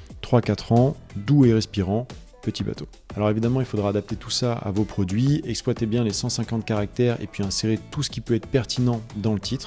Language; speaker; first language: French; native; French